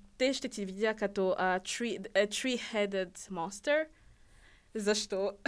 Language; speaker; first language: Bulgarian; non-native, learner; Rundi